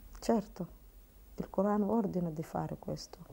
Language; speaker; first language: Italian; non-native, learner; Somali